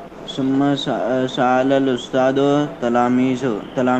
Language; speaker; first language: Arabic; non-native, learner; Urdu